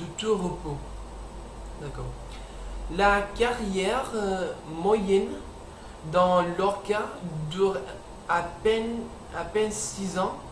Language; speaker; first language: French; non-native, learner; English